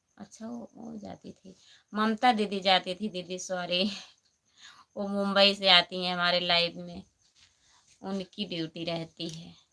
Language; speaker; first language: Hindi; native; Hindi